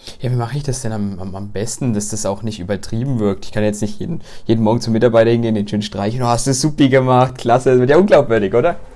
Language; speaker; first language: German; native; German